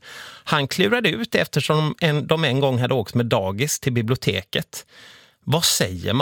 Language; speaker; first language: Swedish; native; Swedish